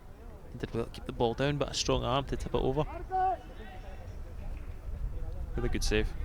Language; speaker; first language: English; native; English